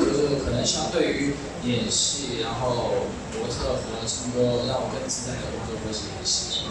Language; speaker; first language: Chinese; native; Chinese